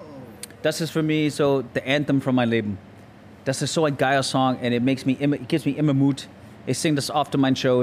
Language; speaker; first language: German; non-native, learner; English